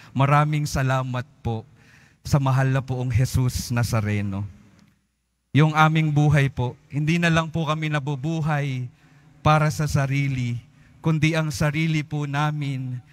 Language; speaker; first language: Filipino; native; Filipino